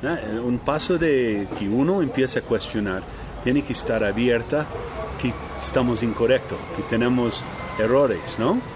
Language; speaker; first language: Spanish; non-native, fluent; Portuguese